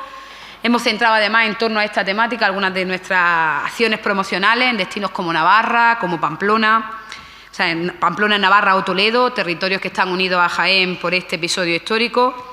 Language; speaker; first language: Spanish; native; Spanish